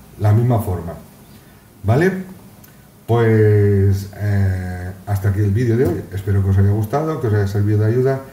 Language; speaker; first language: Spanish; native; Spanish